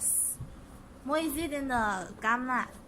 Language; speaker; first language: English; non-native, local second language; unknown